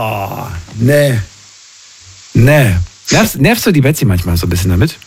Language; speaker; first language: German; native; German